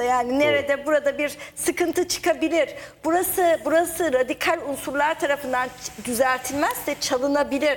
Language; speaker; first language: Turkish; native; Turkish